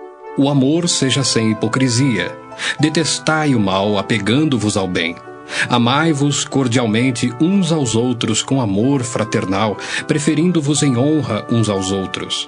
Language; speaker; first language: Portuguese; native; Portuguese